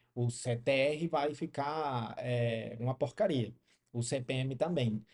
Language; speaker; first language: Portuguese; non-native, fluent; Spanish